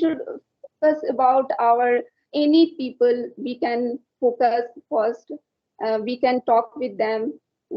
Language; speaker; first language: English; non-native, learner; Hindi